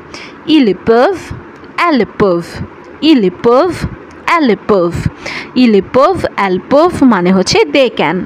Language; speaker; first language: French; non-native, learner; Bangla